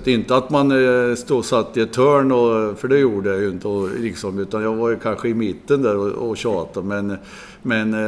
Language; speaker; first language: Swedish; native; Swedish